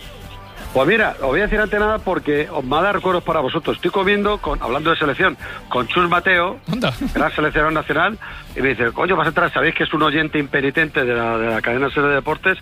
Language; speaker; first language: Spanish; native; Spanish